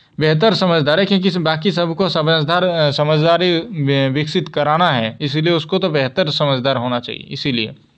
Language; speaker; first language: Hindi; native; Hindi